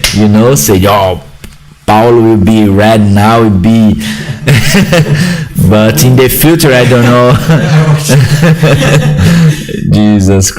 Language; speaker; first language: English; non-native, learner; Portuguese